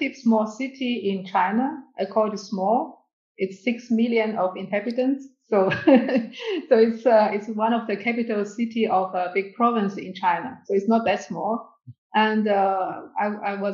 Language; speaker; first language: English; non-native, fluent; Chinese